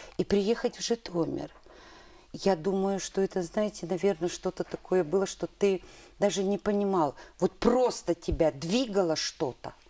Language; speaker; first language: Russian; native; Russian